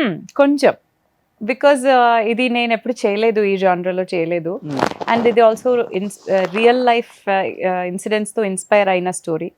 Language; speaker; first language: Telugu; non-native, fluent; Malayalam